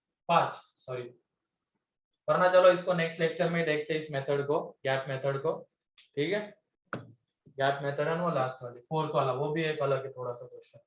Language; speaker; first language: Hindi; native; Hindi